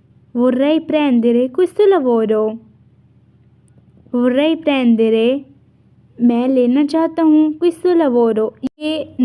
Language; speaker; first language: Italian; non-native, fluent; Urdu